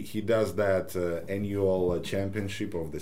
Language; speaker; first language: English; non-native, fluent; Ukrainian